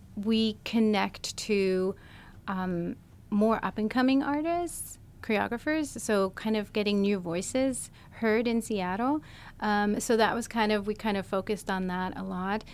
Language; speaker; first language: English; non-native, fluent; German